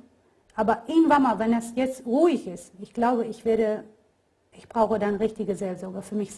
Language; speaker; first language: German; non-native, fluent; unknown